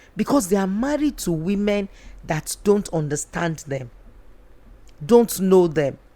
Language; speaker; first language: English; non-native, local second language; Yoruba